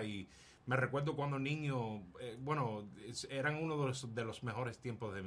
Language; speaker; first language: Spanish; early bilingual, heritage; Spanish